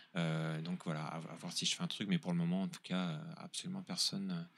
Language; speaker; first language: French; native; French